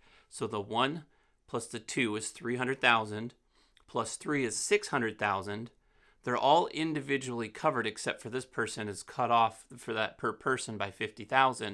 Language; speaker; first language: English; native; English